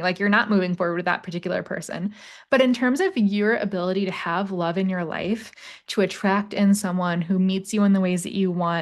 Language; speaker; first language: English; native; English